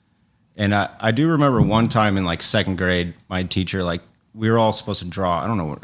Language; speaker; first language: English; native; English